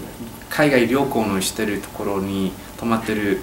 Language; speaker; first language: Japanese; non-native, learner; English